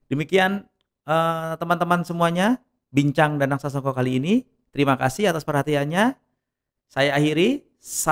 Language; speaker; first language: Indonesian; native; Indonesian